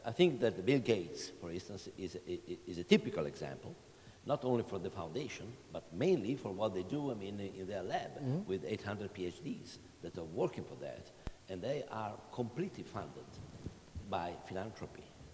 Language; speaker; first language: English; non-native, fluent; Italian